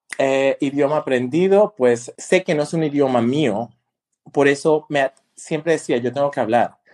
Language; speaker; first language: Spanish; native; Spanish